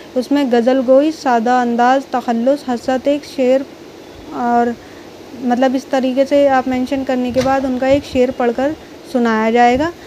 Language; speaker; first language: Urdu; native; Urdu